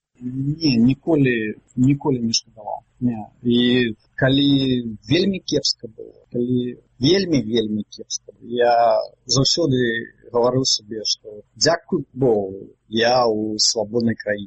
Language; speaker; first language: Belarusian; native; Belarusian